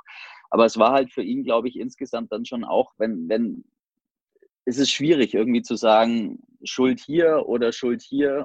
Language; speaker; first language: German; native; German